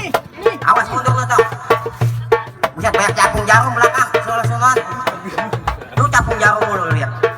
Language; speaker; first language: Indonesian; native; Indonesian